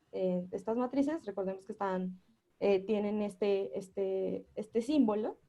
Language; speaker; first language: Spanish; native; Spanish